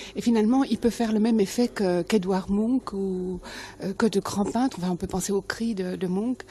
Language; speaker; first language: French; native; French